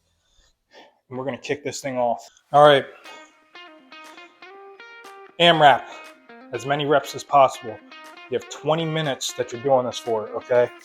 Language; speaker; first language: English; native; English